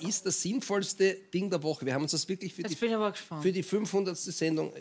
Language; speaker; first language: German; native; German